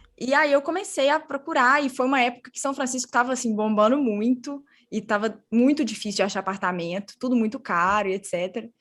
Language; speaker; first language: Portuguese; native; Portuguese